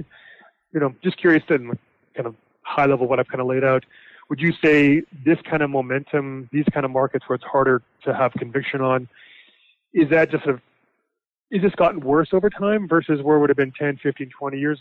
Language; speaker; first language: English; native; English